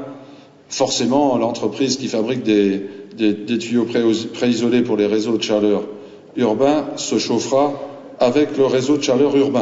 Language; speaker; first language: French; native; French